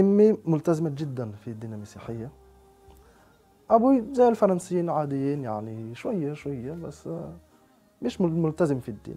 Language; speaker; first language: Arabic; non-native, fluent; French